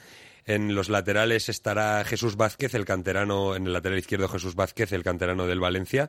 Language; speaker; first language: Spanish; native; Spanish